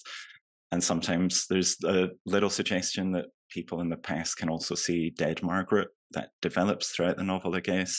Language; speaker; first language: English; native; English